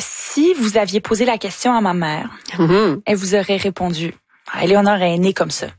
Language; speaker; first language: French; native; French